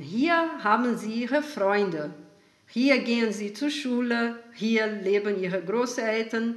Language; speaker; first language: German; non-native, fluent; Portuguese